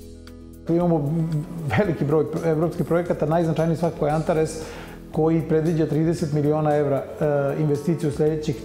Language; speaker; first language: Serbian; native; Serbian